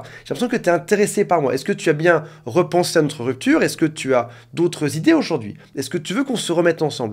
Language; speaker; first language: French; native; French